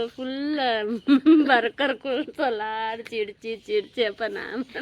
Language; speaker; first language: Malayalam; non-native, local second language; Hindi